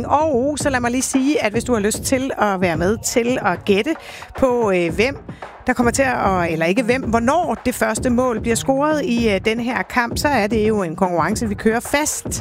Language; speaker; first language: Danish; native; Danish